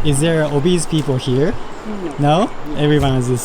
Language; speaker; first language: English; non-native, learner; Japanese